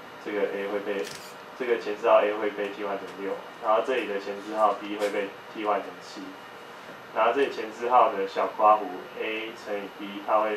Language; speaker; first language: Chinese; native; Chinese